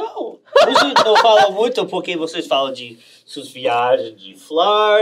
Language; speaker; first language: Portuguese; non-native, learner; English